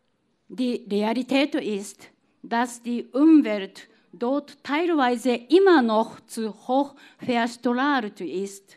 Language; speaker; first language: German; non-native, fluent; Japanese